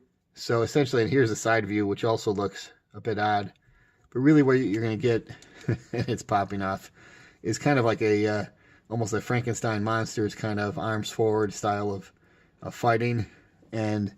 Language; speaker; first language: English; native; English